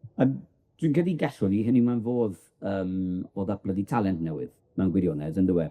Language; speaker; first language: Welsh; native; Welsh